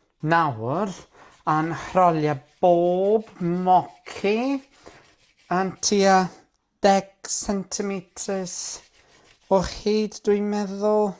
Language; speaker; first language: Welsh; non-native, learner; English